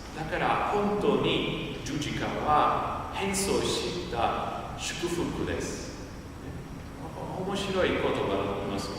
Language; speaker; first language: Japanese; non-native, fluent; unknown